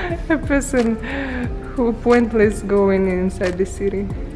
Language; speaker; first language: English; non-native, fluent; Russian